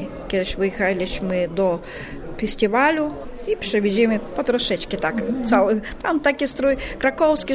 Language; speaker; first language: Polish; non-native, learner; Russian